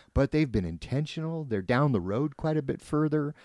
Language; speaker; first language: English; native; English